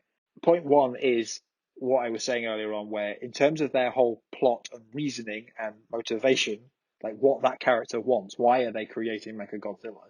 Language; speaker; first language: English; native; English